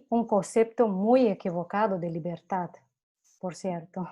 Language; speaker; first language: Spanish; non-native, fluent; Portuguese